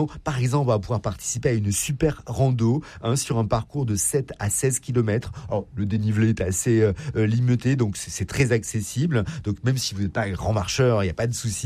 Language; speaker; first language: French; native; French